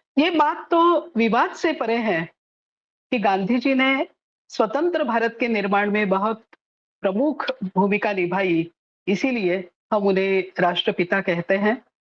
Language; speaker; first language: Hindi; non-native, local second language; Marathi